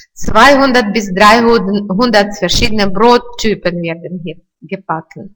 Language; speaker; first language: German; non-native, fluent; Russian